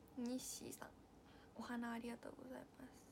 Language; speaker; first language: Japanese; native; Japanese